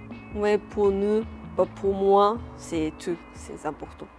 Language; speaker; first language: French; non-native, learner; Japanese